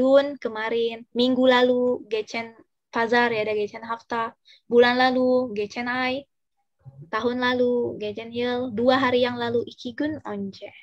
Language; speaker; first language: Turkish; non-native, learner; Indonesian